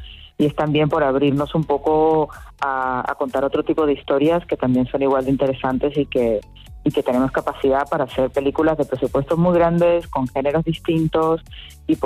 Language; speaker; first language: Spanish; native; Spanish